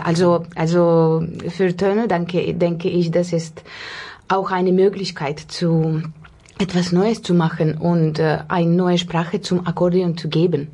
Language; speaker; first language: German; non-native, fluent; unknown